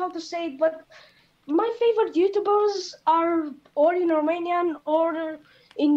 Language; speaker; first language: English; non-native, learner; Romanian